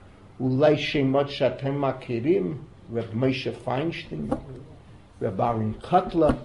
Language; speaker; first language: Hebrew; non-native, fluent; English